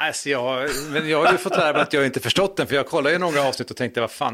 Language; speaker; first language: Swedish; native; Swedish